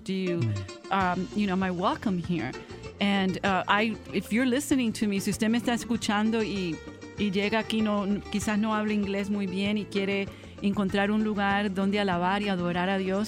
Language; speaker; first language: Spanish; early bilingual, heritage; Spanish